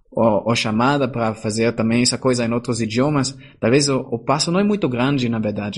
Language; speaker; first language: Portuguese; non-native, fluent; German